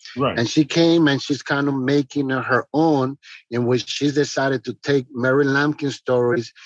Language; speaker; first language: English; non-native, fluent; Spanish